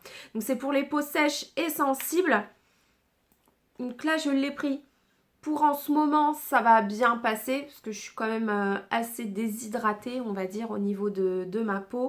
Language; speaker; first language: French; native; French